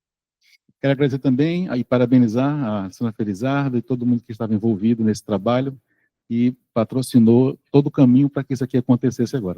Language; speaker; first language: Portuguese; native; Portuguese